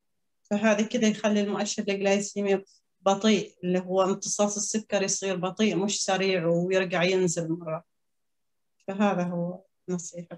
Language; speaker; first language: Arabic; native; Arabic